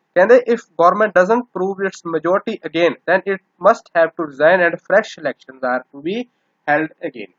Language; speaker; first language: English; non-native, local second language; Punjabi